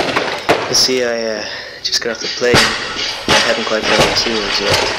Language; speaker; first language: English; native; English